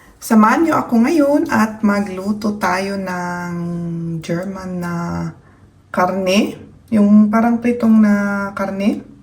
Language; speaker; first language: Filipino; native; Filipino